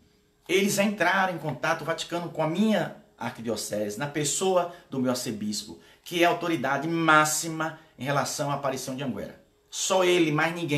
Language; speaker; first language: Portuguese; native; Portuguese